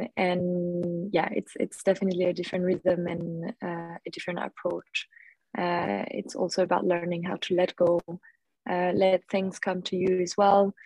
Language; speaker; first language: English; non-native, fluent; French